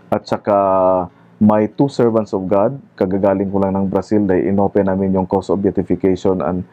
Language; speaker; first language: Filipino; native; Filipino